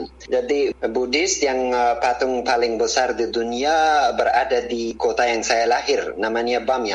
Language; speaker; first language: Indonesian; non-native, fluent; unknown